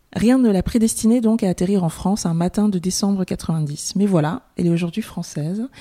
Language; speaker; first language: French; native; French